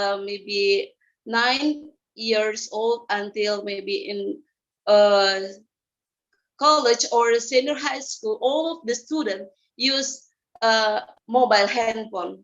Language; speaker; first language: English; non-native, fluent; Indonesian